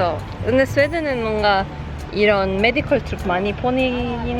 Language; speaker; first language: Korean; non-native, fluent; Swedish